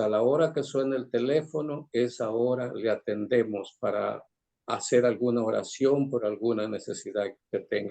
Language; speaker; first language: Spanish; native; Spanish